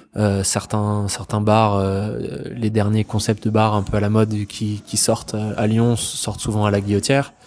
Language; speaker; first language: French; native; French